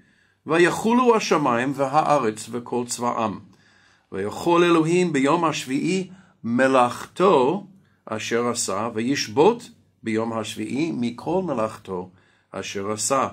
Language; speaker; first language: Hebrew; non-native, fluent; English